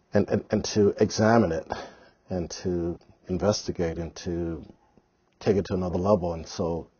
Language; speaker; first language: English; native; English